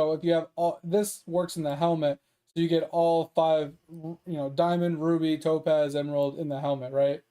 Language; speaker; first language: English; native; English